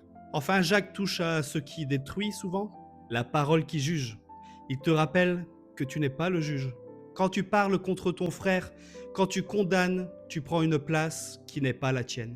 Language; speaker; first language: French; native; French